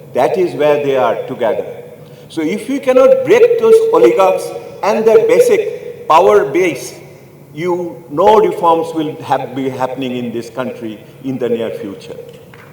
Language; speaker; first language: English; non-native, local second language; Bangla